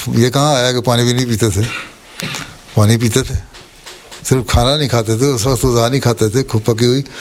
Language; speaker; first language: Urdu; native; Urdu